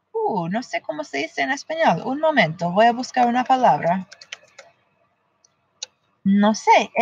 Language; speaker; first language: Spanish; non-native, fluent; English